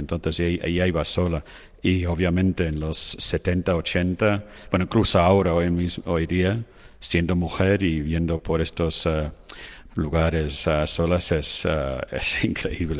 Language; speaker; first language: Spanish; non-native, fluent; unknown